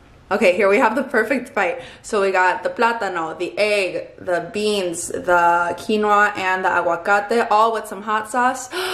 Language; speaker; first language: English; early bilingual, other home language; Spanish